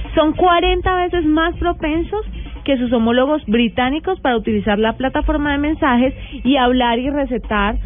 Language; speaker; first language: Spanish; native; Spanish